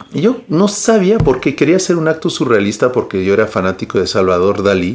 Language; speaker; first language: Spanish; early bilingual, heritage; Spanish